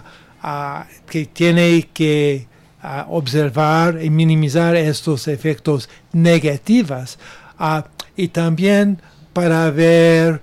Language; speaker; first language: Spanish; non-native, learner; English